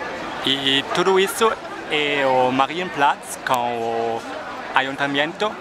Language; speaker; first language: Portuguese; non-native, fluent; German